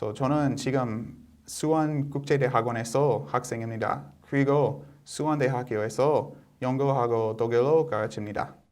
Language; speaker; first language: Korean; non-native, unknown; English